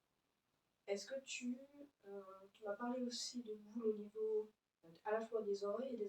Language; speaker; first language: French; native; French